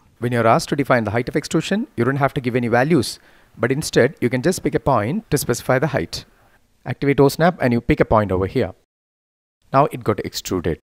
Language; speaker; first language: English; non-native, local second language; Malayalam